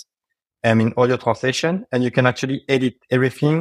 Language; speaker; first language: English; non-native, fluent; French